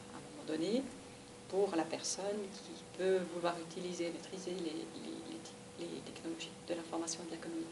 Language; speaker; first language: French; native; French